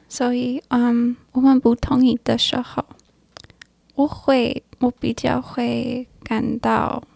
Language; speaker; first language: Chinese; non-native, learner; English